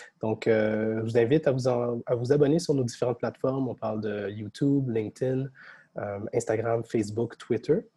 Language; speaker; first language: French; native; French